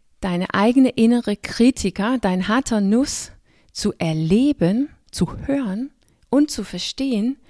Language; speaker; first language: German; non-native, fluent; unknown